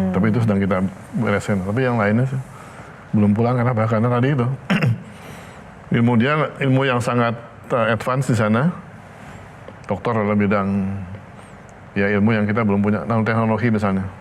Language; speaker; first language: Indonesian; native; Indonesian